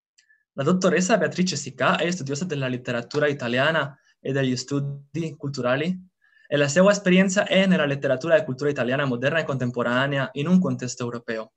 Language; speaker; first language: Italian; non-native, learner; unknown